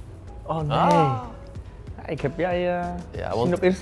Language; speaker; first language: Dutch; non-native, learner; Danish